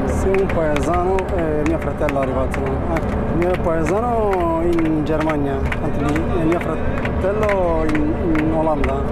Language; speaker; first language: Italian; non-native, learner; Kurdish